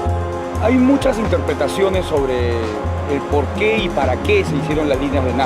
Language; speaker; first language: Spanish; native; Spanish